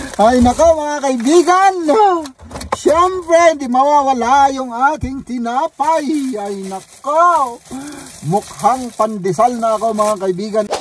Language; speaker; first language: Filipino; native; Filipino